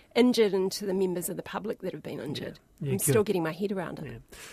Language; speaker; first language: English; native; English